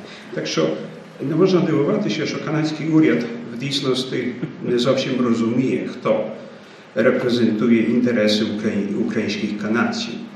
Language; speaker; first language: Ukrainian; early bilingual, heritage; Ukrainian